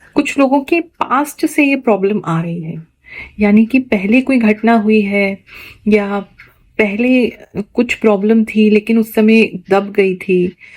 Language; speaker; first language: Hindi; native; Hindi